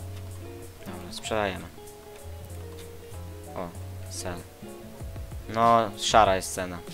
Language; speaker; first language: Polish; native; Polish